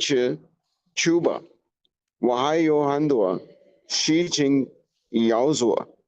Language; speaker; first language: Chinese; non-native, learner; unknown